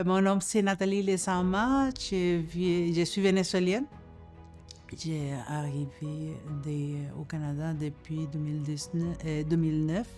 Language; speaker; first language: French; non-native, fluent; Spanish